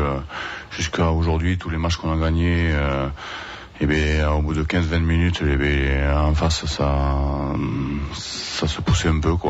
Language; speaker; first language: French; native; French